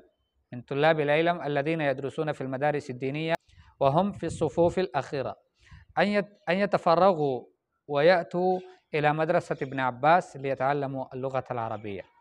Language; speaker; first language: Arabic; non-native, fluent; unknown